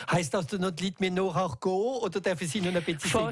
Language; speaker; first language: German; native; German